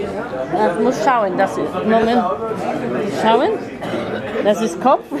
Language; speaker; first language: German; non-native, learner; Polish